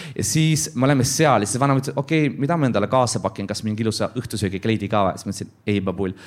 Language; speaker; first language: Estonian; non-native, local second language; Russian